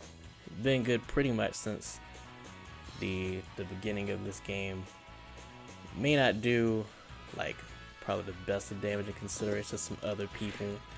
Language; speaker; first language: English; native; English